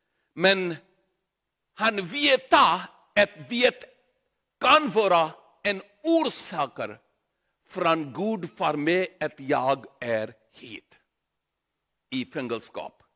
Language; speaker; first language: Swedish; non-native, learner; Urdu